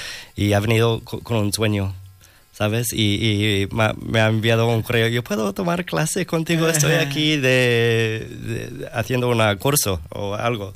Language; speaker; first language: Spanish; non-native, fluent; English